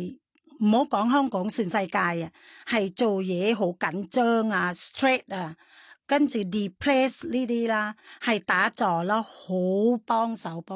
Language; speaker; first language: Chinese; non-native, fluent; Thai